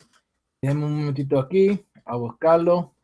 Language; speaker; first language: Spanish; early bilingual, heritage; English